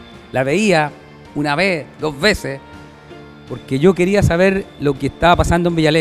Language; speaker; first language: Spanish; native; Spanish